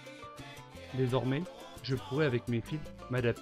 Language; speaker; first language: French; native; French